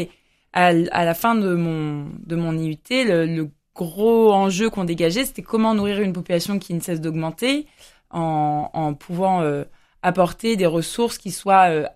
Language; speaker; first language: French; native; French